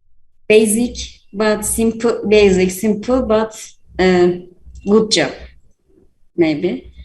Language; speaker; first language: English; non-native, learner; Turkish